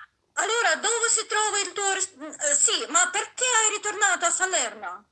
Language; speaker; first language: Italian; non-native, learner; Russian